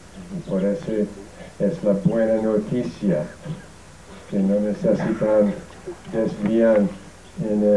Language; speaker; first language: Spanish; non-native, fluent; English